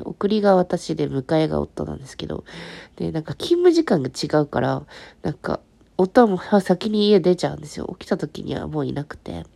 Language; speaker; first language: Japanese; native; Japanese